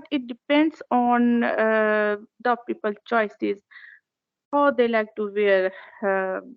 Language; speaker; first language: English; non-native, learner; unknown